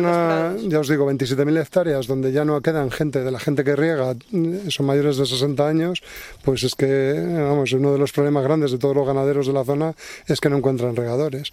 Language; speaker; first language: Spanish; native; Spanish